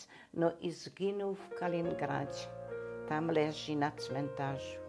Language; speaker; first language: Polish; non-native, local second language; German